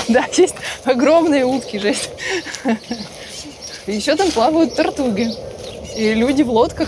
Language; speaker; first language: Russian; native; Russian